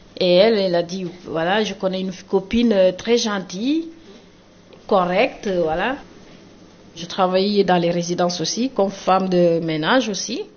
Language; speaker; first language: French; non-native, local second language; Wolof